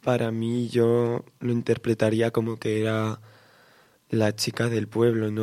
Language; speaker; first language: Spanish; early bilingual, heritage; Spanish